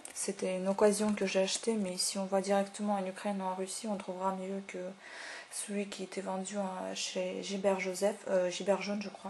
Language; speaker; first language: French; non-native, fluent; Russian